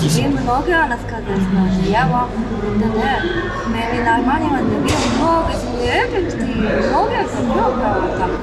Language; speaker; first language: Russian; non-native, local second language; Uzbek